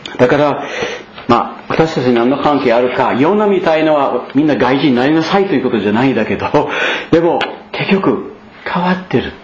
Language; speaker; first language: Japanese; non-native, fluent; English